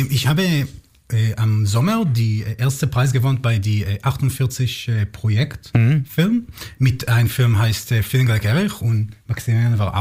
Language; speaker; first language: German; non-native, learner; Hebrew